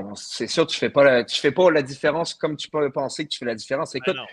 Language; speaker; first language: French; non-native, fluent; English